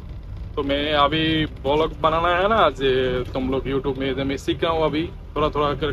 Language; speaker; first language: Hindi; non-native, learner; Bangla